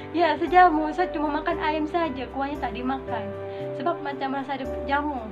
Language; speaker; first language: Indonesian; non-native, local second language; Madurese